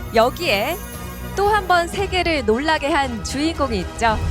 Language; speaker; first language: Korean; native; Korean